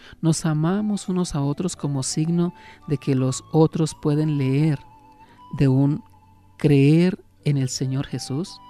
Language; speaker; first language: Spanish; native; Spanish